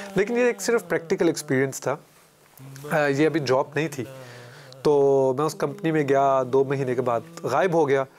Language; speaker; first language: Urdu; native; Urdu